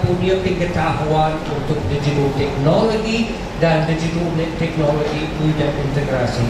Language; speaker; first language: Indonesian; non-native, learner; English